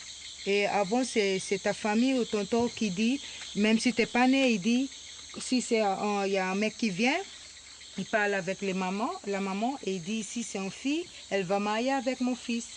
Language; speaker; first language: French; non-native, local second language; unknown